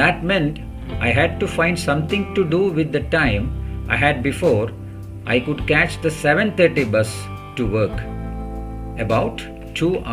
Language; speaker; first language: English; non-native, local second language; Malayalam